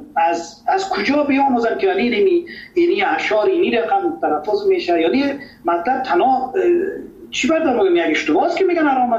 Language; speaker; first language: Persian; native; Persian